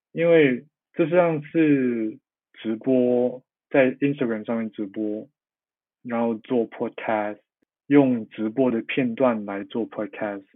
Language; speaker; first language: Chinese; non-native, local second language; Cantonese